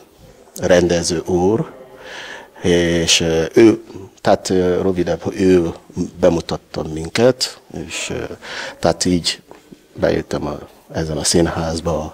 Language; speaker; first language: Hungarian; non-native, learner; Yoruba